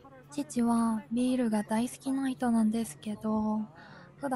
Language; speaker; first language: Japanese; non-native, fluent; Korean